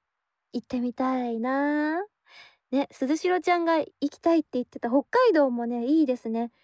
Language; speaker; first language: Japanese; native; Japanese